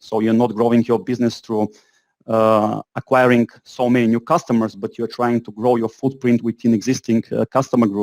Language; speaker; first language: English; non-native, fluent; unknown